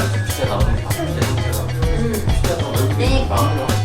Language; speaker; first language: Korean; native; Korean